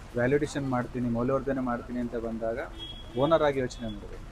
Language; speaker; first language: Kannada; native; Kannada